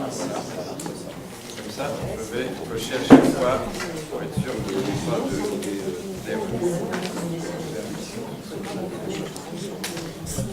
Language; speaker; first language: French; native; French